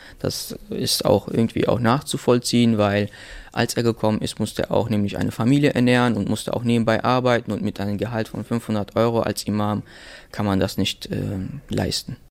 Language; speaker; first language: German; early bilingual, other home language; Macedonian